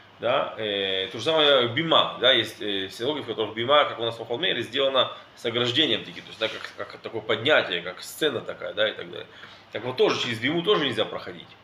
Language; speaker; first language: Russian; early bilingual, heritage; Russian